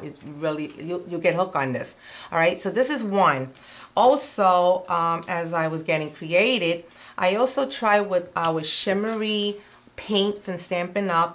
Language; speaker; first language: English; non-native, fluent; Spanish